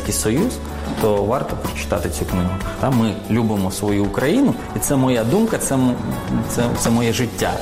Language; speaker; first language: Ukrainian; non-native, local second language; Russian